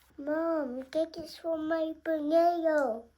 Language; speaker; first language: Dutch; early bilingual, other home language; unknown